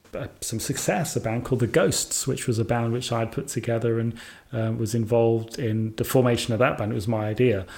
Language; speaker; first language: English; native; English